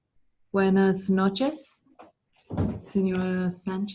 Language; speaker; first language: Spanish; non-native, learner; English